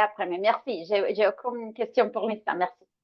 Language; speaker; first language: French; non-native, fluent; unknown